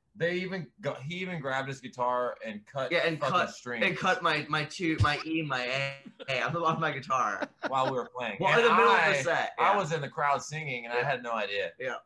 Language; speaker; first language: English; native; English